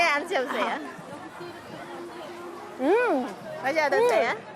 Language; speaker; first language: Korean; non-native, fluent; Khmer